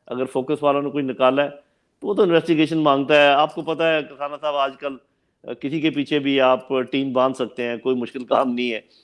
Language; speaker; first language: Urdu; non-native, local second language; Punjabi